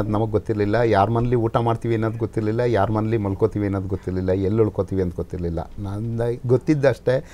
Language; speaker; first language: Kannada; native; Kannada